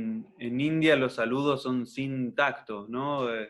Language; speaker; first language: Spanish; native; Spanish